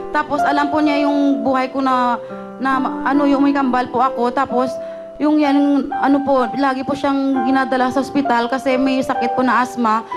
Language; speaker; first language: Filipino; non-native, local second language; Hiligaynon